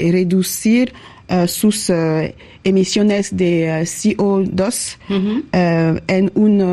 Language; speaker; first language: Spanish; non-native, learner; French